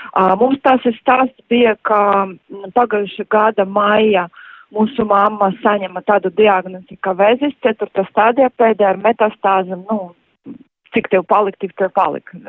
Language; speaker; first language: Latvian; non-native, local second language; Russian